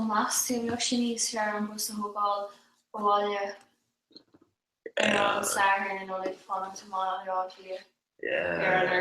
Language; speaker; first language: Irish; non-native, local second language; English